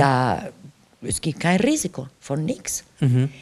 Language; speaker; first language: German; non-native, fluent; Italian